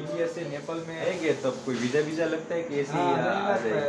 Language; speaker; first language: Hindi; non-native, local second language; Gujarati